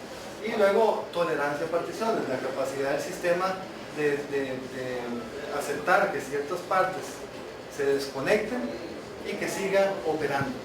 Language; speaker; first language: Spanish; native; Spanish